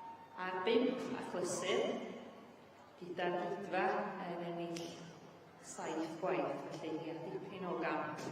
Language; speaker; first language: Welsh; native; Welsh